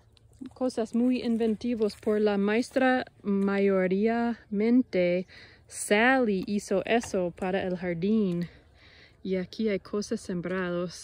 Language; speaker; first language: Spanish; non-native, learner; English